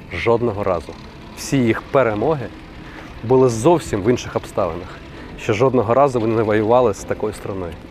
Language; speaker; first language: Ukrainian; non-native, local second language; Russian